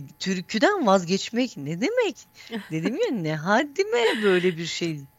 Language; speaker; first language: Turkish; native; Turkish